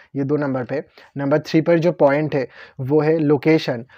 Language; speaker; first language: Hindi; non-native, local second language; Bangla